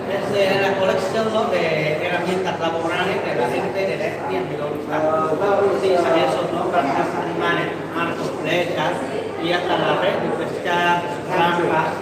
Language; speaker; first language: Spanish; non-native, fluent; Vietnamese